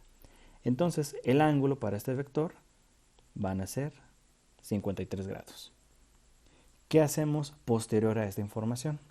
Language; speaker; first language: Spanish; native; Spanish